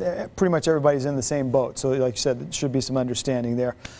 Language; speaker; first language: English; native; English